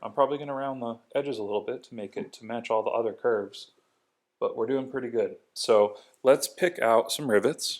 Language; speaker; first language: English; native; English